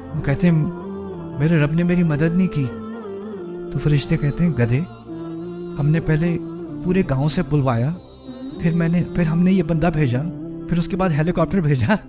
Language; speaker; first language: Urdu; early bilingual, heritage; Urdu